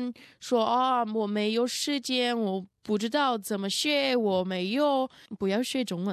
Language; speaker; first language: Chinese; non-native, learner; Russian